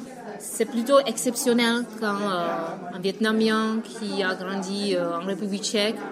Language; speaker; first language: French; non-native, fluent; Vietnamese